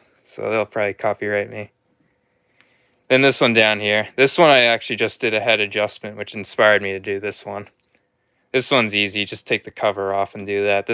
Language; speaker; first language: English; native; English